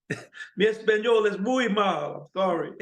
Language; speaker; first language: Spanish; non-native, learner; English